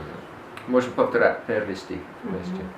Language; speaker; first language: Russian; non-native, learner; English